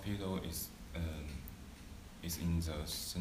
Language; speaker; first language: English; non-native, learner; Chinese